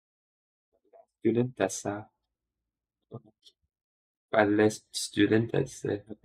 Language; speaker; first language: Italian; non-native, learner; English